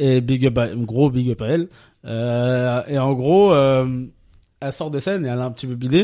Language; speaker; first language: French; native; French